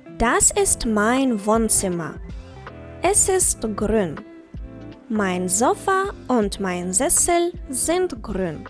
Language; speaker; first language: German; non-native, fluent; Ukrainian